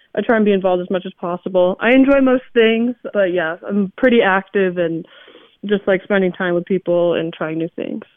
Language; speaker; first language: English; native; English